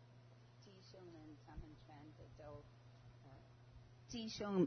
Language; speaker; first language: Chinese; non-native, fluent; English